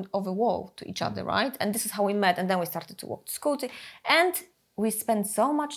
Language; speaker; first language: English; non-native, fluent; Polish